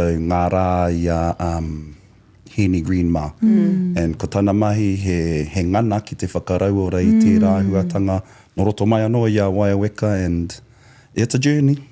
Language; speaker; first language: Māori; non-native, local second language; English